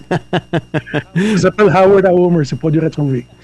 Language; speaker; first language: French; native; French